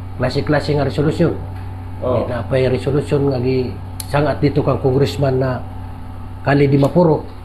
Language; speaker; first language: Cebuano; non-native, local second language; Maranao